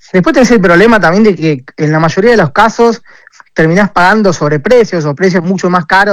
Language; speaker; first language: Spanish; native; Spanish